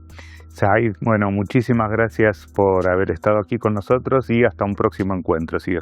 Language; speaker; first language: Spanish; native; Spanish